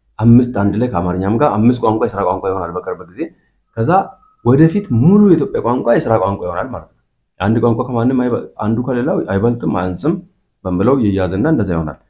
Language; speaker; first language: Amharic; non-native, local second language; Hadiyya